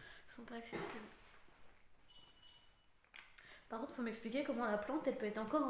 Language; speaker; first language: French; native; French